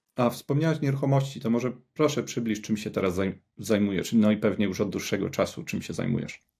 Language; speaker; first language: Polish; native; Polish